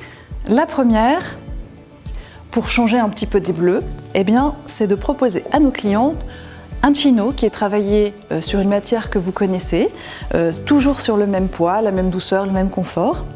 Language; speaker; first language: French; native; French